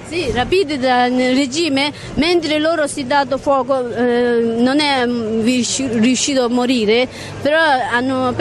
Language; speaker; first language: Italian; non-native, learner; Tibetan